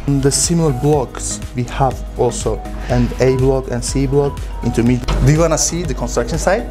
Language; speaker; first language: English; non-native, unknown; Turkish